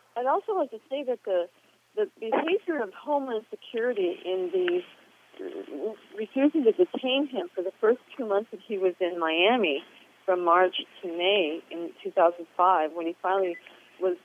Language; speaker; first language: English; native; English